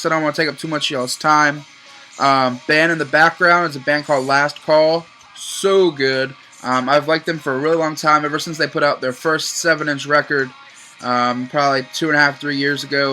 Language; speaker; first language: English; native; English